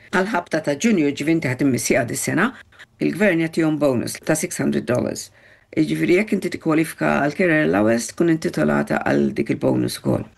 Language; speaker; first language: Maltese; early bilingual, heritage; Maltese